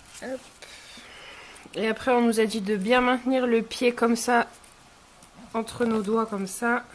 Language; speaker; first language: French; native; French